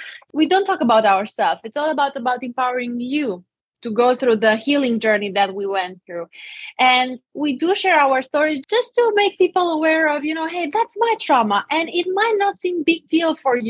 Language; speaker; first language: English; non-native, fluent; Romanian